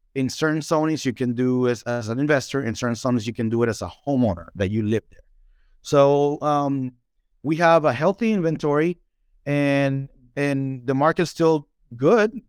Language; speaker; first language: English; non-native, fluent; Spanish